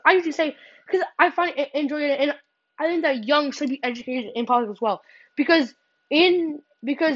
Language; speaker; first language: English; native; English